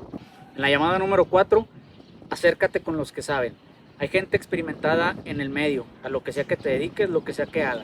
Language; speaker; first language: Spanish; native; Spanish